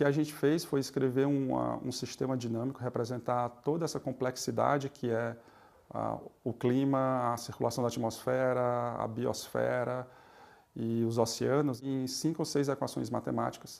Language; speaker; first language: Portuguese; native; Portuguese